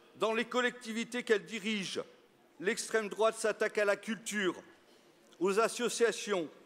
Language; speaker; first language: French; native; French